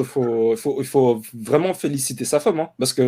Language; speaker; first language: French; native; French